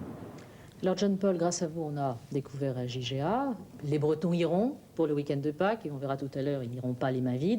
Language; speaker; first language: French; native; French